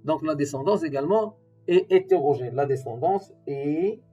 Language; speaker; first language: French; non-native, local second language; Arabic